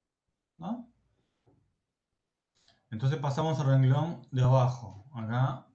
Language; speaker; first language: Spanish; native; Spanish